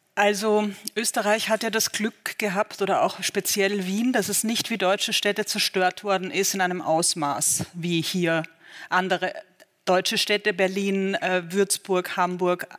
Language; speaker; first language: German; native; German